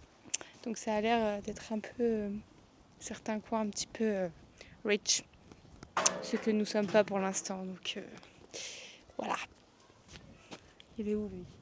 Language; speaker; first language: French; native; French